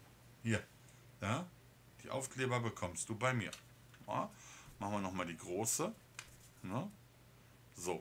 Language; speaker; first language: German; native; German